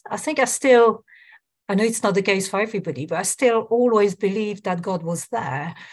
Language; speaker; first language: English; non-native, fluent; French